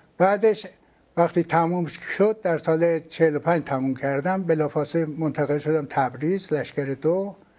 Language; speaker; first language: Persian; non-native, local second language; Azerbaijani